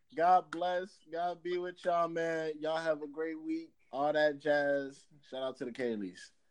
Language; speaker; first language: English; native; English